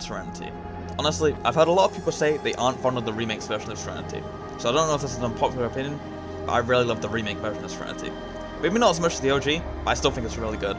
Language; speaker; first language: English; native; English